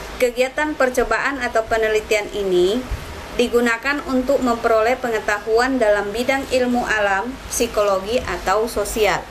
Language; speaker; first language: Indonesian; native; Indonesian